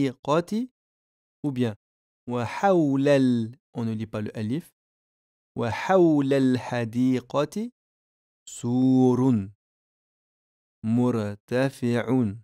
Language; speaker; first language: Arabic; non-native, fluent; French